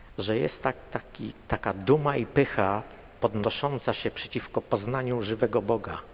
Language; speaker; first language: Polish; native; Polish